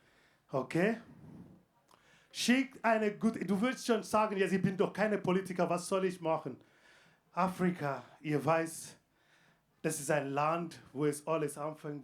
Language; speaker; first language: German; non-native, fluent; Igbo